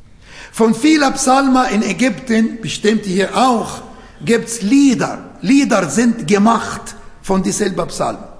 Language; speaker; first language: German; non-native, fluent; Arabic